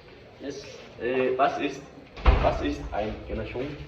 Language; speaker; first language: German; non-native, fluent; Danish